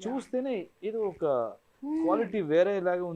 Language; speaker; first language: Telugu; non-native, fluent; Kannada